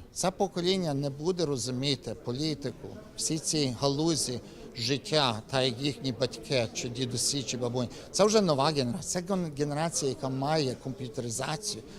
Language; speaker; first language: Ukrainian; early bilingual, heritage; Ukrainian